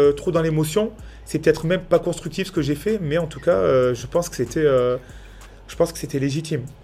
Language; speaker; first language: French; native; French